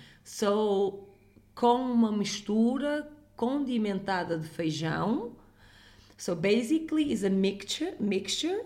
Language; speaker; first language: Portuguese; native; Portuguese